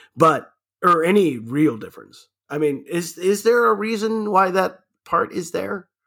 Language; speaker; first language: English; early bilingual, other home language; German